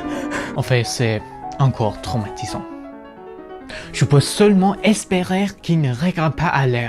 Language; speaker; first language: French; non-native, fluent; English